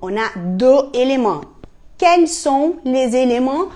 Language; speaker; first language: French; non-native, fluent; Portuguese